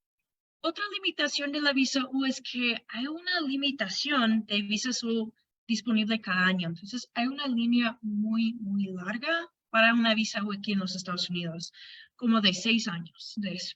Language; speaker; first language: Spanish; non-native, fluent; English